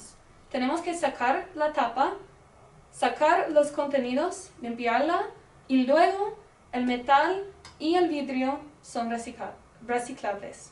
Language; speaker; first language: Spanish; non-native, learner; English